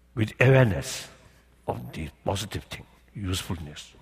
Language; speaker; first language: English; non-native, learner; Tibetan